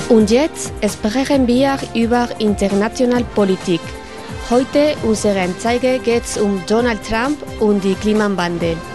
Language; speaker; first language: German; non-native, learner; Spanish